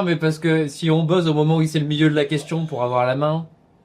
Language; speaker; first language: French; native; French